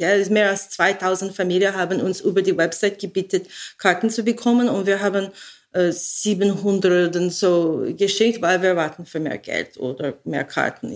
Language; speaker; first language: German; non-native, learner; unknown